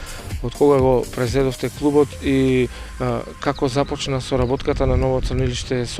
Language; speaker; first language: Macedonian; native; Macedonian